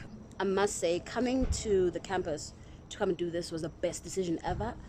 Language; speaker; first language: English; non-native, local second language; Zulu